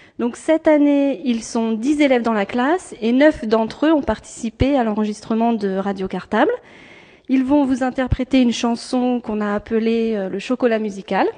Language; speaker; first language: French; native; French